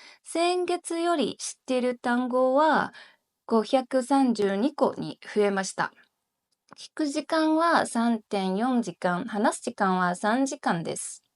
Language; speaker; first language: Japanese; non-native, learner; Chinese